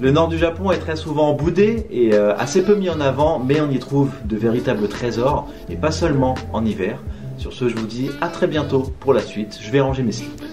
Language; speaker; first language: French; native; French